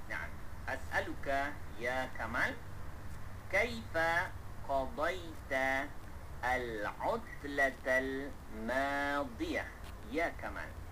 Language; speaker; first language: Arabic; non-native, fluent; Malay